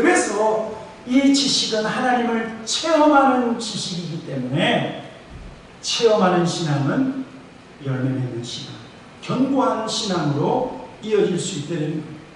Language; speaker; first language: Korean; native; Korean